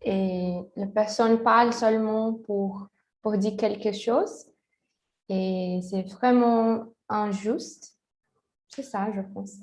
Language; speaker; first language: French; non-native, learner; Portuguese